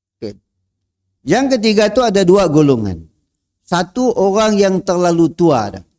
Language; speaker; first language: Malay; native; Malay